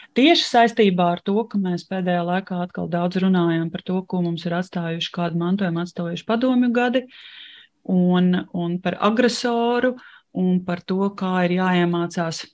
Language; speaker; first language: Latvian; non-native, local second language; Russian